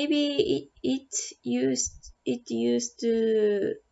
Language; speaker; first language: English; non-native, learner; Japanese